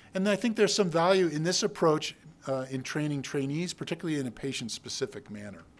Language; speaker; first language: English; native; English